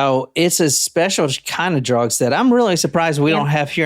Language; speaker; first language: English; native; English